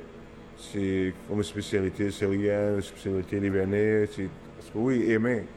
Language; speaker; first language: French; non-native, learner; Arabic